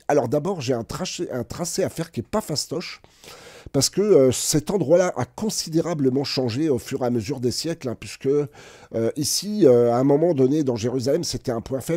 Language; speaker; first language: French; native; French